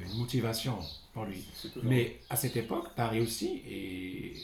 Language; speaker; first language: French; non-native, local second language; Arabic